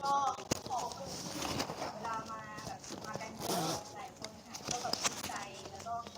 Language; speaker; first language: Thai; non-native, fluent; Burmese